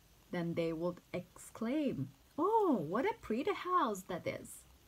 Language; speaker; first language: English; non-native, fluent; Turkish